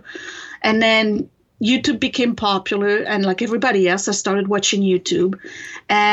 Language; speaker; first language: English; non-native, fluent; French